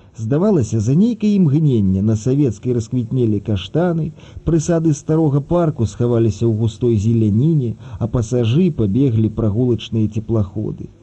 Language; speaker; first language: Belarusian; early bilingual, other home language; Russian